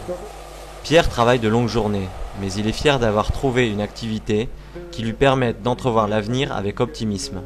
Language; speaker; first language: French; native; French